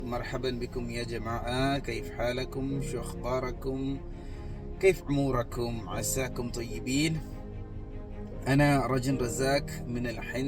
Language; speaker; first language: Arabic; non-native, learner; Malayalam